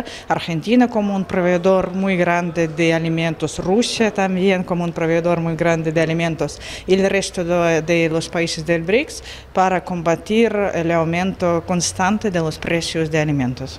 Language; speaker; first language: Spanish; non-native, fluent; Russian